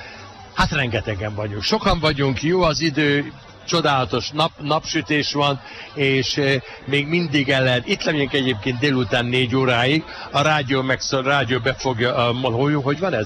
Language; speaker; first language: Hungarian; native; Hungarian